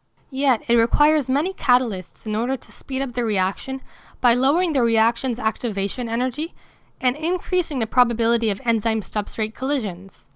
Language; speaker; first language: English; native; English